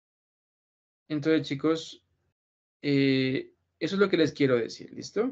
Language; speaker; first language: Spanish; native; Spanish